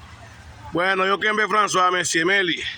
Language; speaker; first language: Spanish; non-native, fluent; Haitian Creole